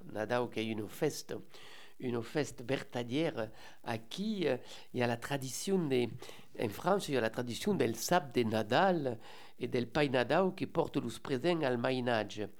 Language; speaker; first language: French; native; French